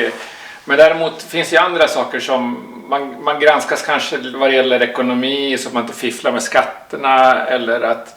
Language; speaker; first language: Swedish; native; Swedish